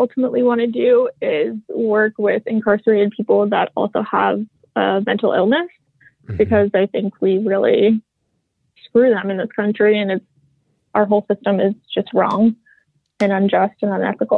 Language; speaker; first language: English; native; English